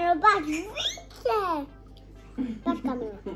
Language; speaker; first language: Polish; early bilingual, heritage; Polish